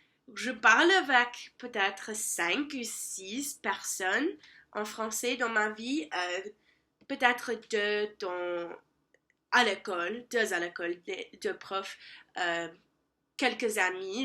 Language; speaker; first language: French; non-native, learner; English